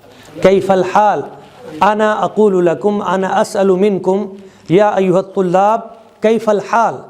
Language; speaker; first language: Arabic; non-native, fluent; Urdu